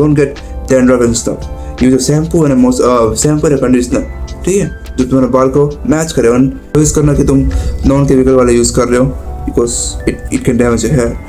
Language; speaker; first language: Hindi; non-native, local second language; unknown